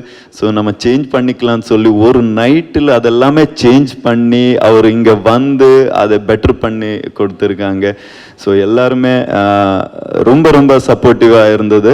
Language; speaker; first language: Tamil; non-native, learner; Kannada